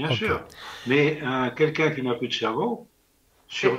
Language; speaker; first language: French; native; French